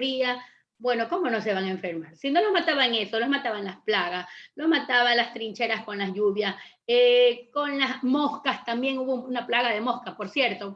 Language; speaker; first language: Spanish; native; Spanish